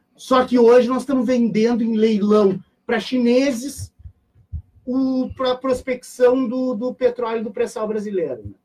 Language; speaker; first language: Portuguese; native; Portuguese